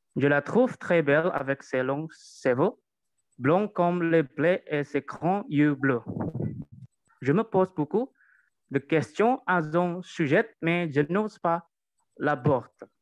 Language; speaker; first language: French; non-native, learner; Indonesian